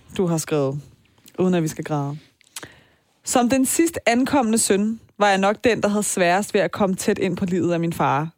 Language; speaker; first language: Danish; early bilingual, other home language; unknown